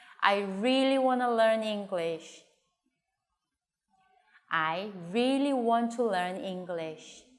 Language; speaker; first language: English; non-native, learner; Korean